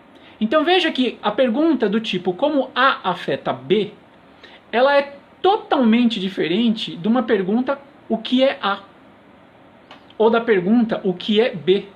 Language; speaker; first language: Portuguese; native; Portuguese